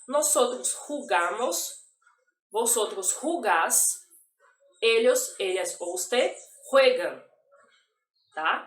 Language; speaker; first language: Spanish; non-native, fluent; Portuguese